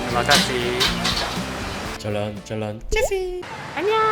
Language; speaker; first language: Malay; non-native, learner; Korean